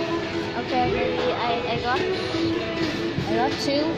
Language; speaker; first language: English; non-native, learner; Vietnamese